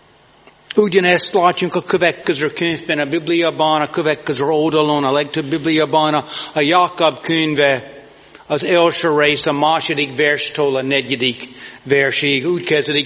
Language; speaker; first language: Hungarian; non-native, learner; English